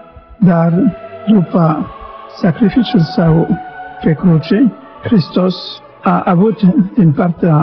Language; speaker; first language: Romanian; non-native, learner; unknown